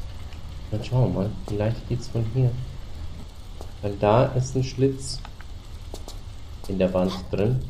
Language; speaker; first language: German; native; German